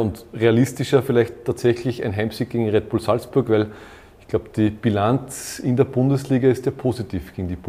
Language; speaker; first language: German; native; German